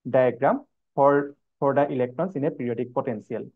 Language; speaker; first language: English; non-native, local second language; Assamese